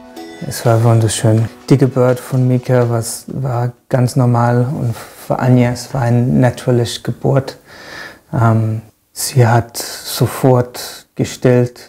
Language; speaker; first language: German; non-native, learner; English